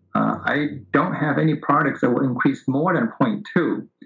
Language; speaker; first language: English; early bilingual, other home language; Vietnamese